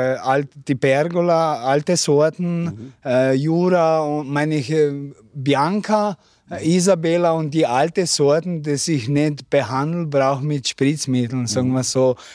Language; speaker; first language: German; non-native, learner; Slovenian